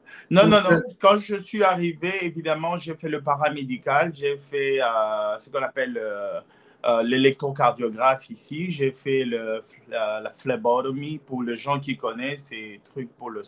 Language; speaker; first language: French; non-native, local second language; Lingala